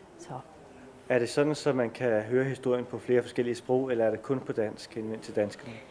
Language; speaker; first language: Danish; native; Danish